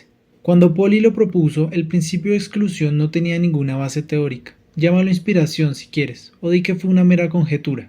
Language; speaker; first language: Spanish; native; Spanish